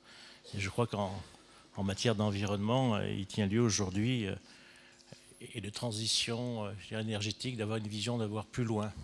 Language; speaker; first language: French; native; French